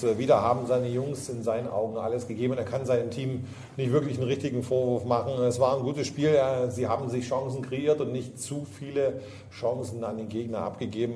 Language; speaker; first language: German; native; German